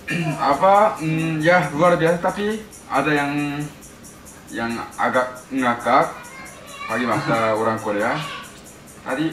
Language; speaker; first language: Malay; non-native, fluent; Korean